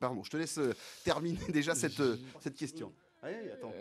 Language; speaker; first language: French; native; French